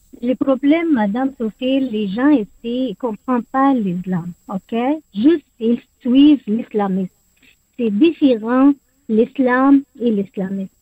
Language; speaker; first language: French; non-native, learner; Arabic